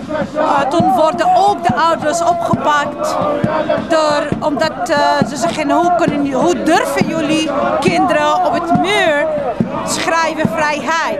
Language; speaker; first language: Dutch; non-native, fluent; Arabic